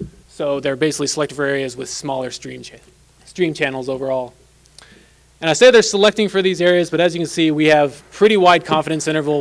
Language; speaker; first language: English; native; English